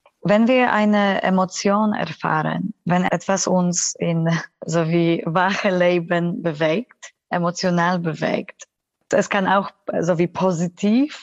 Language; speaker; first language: German; non-native, fluent; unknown